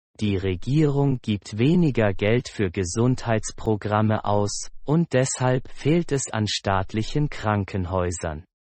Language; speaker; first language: German; non-native, fluent; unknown